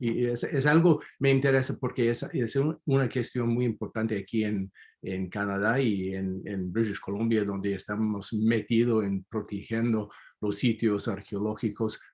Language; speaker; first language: Spanish; non-native, fluent; English